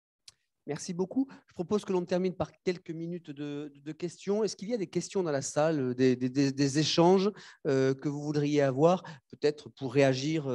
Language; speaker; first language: French; native; French